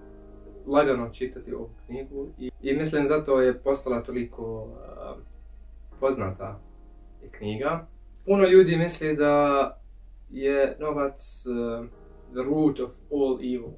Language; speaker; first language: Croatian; early bilingual, heritage; English